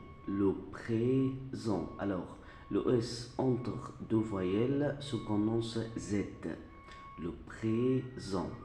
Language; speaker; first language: French; non-native, fluent; Arabic